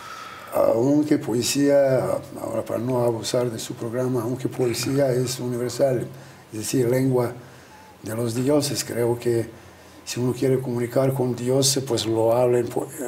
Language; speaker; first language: Spanish; non-native, fluent; Albanian